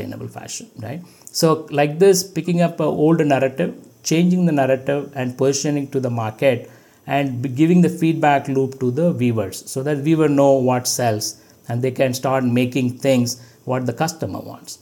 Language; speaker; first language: English; non-native, local second language; Tamil